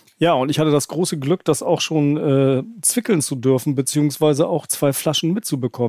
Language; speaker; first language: German; native; German